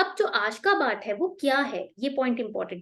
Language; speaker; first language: Hindi; native; Hindi